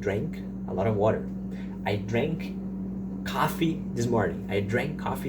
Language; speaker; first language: English; non-native, fluent; Portuguese